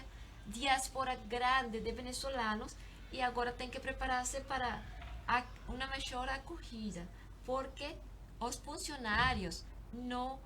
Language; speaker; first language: Portuguese; non-native, learner; Spanish